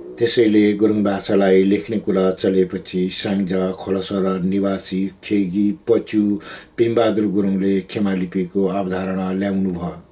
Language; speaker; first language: Nepali; non-native, local second language; Gurung